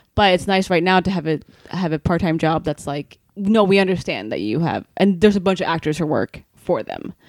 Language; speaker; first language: English; non-native, fluent; Swedish